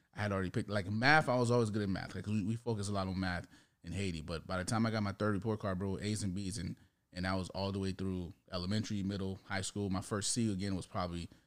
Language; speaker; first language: English; early bilingual, other home language; Haitian Creole